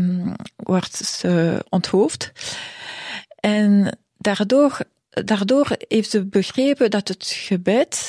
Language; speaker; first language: Dutch; non-native, local second language; French